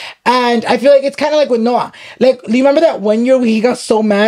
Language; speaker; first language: English; early bilingual, other home language; Spanish